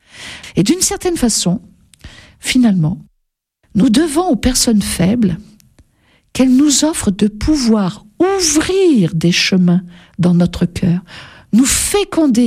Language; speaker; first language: French; native; French